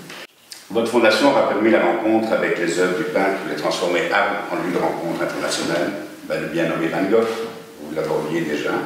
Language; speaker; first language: French; native; French